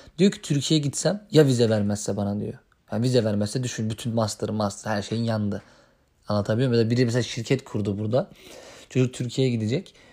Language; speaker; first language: Turkish; native; Turkish